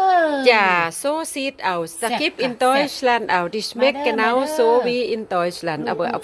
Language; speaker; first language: German; non-native, learner; Thai